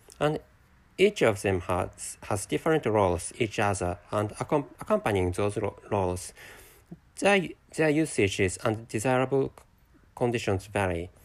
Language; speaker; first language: English; non-native, fluent; Japanese